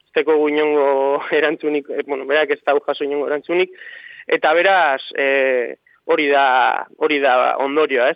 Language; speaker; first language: Basque; native; Basque